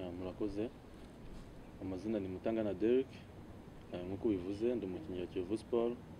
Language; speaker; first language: Kinyarwanda; native; Kinyarwanda